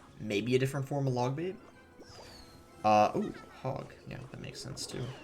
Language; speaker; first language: English; native; English